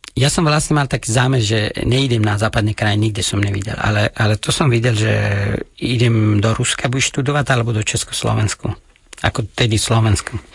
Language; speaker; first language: Slovak; non-native, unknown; Persian